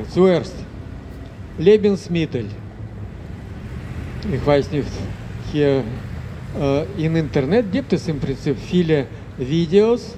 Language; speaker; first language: German; non-native, fluent; Russian